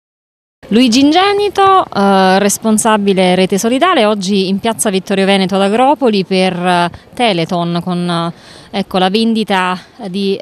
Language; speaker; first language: Italian; native; Italian